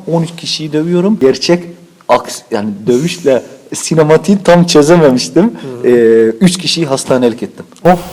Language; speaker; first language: Turkish; early bilingual, heritage; Turkish